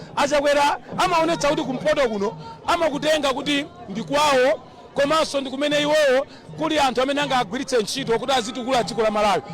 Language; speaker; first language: Nyanja; non-native, local second language; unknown